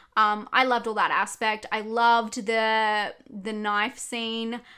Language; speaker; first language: English; native; English